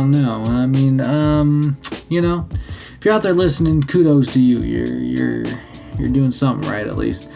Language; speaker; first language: English; native; English